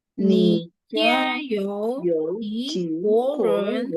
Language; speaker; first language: Chinese; non-native, learner; Indonesian